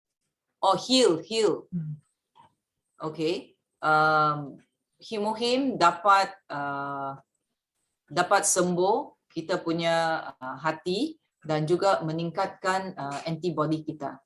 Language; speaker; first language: Malay; native; Malay